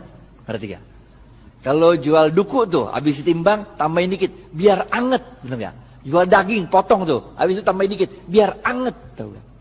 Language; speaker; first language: Indonesian; native; Indonesian